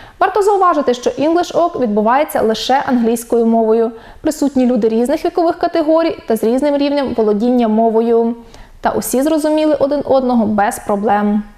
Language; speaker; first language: Ukrainian; native; Ukrainian